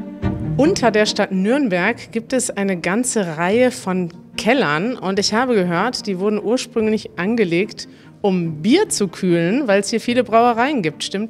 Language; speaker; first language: German; native; German